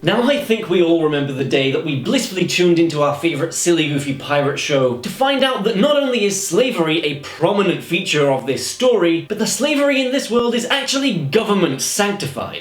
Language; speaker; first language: English; native; English